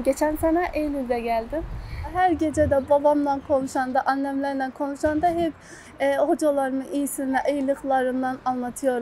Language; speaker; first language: Turkish; non-native, learner; Azerbaijani